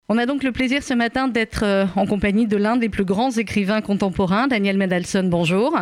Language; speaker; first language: French; native; French